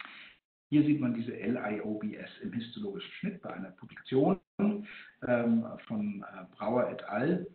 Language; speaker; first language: German; native; German